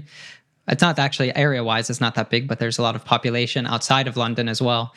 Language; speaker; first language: English; native; English